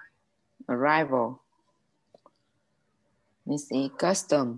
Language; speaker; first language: English; non-native, learner; Vietnamese